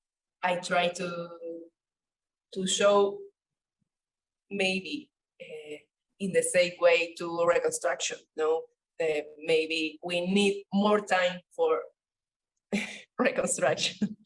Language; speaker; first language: English; non-native, learner; Spanish